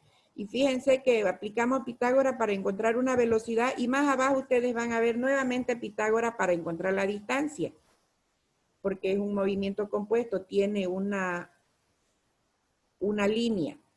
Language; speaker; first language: Spanish; native; Spanish